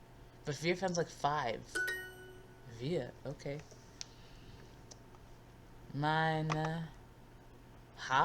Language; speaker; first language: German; non-native, learner; English